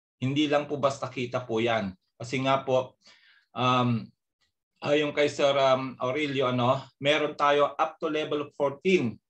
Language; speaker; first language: Filipino; native; Filipino